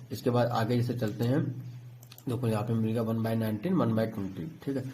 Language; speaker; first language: Hindi; native; Hindi